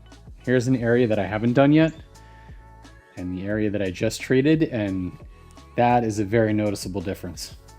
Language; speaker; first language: English; native; English